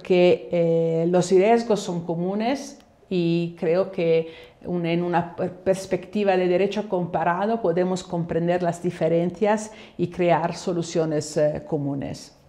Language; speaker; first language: Spanish; non-native, fluent; Italian